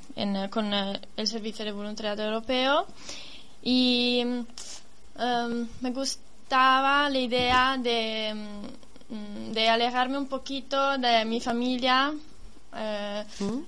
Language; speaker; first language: Spanish; non-native, learner; Italian